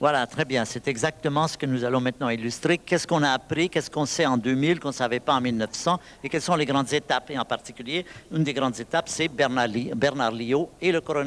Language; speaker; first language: French; native; French